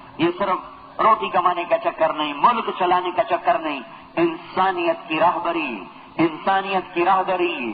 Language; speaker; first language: Urdu; non-native, local second language; Punjabi